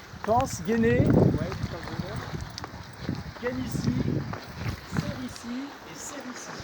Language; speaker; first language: French; native; French